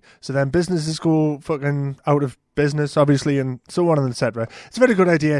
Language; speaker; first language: English; native; English